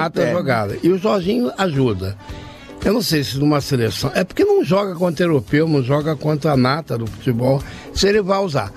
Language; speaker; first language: Portuguese; native; Portuguese